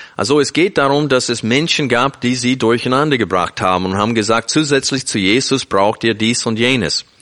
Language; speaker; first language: German; non-native, fluent; English